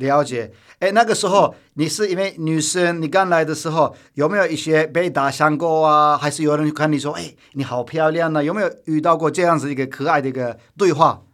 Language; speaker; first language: Chinese; non-native, fluent; Turkish